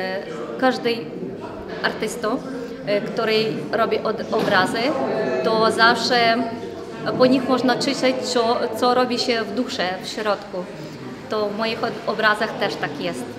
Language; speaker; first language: Polish; non-native, learner; Ukrainian